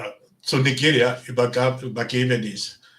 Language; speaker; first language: German; non-native, learner; Bini